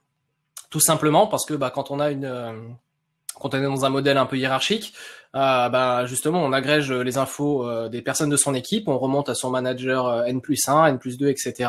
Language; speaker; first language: French; native; French